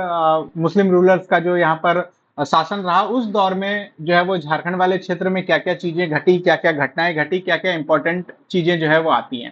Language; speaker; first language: Hindi; native; Hindi